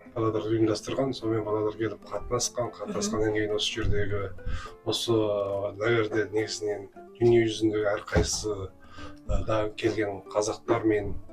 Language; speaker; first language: Kazakh; native; Kazakh